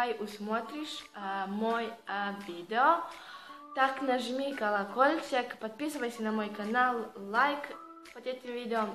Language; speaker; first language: Russian; non-native, learner; Serbian